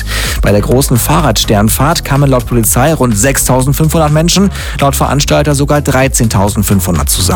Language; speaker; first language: German; native; German